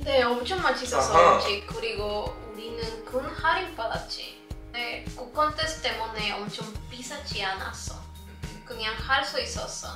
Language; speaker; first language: Korean; non-native, learner; Spanish